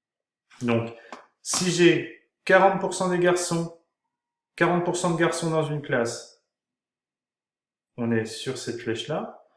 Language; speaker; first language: French; native; French